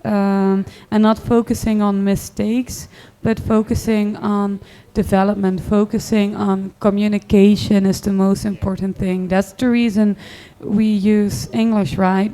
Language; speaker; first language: English; non-native, fluent; Dutch